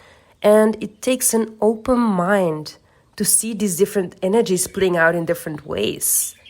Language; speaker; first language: English; non-native, fluent; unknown